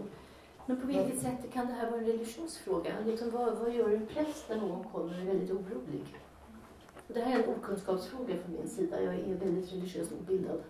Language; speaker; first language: Swedish; native; Swedish